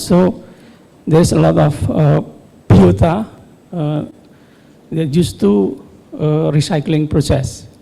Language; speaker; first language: English; non-native, learner; Indonesian